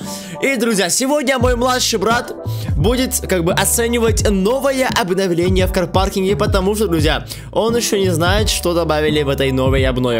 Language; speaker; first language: Russian; native; Russian